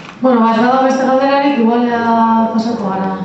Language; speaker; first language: Basque; native; Basque